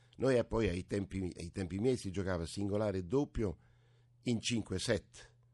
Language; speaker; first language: Italian; early bilingual, other home language; French